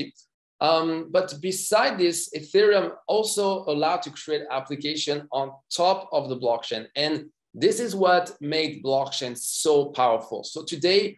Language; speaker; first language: English; non-native, fluent; French